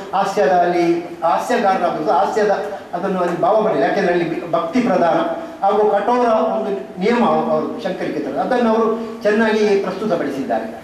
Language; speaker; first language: Kannada; non-native, local second language; Konkani